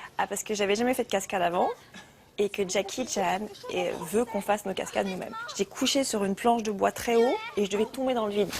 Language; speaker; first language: French; native; French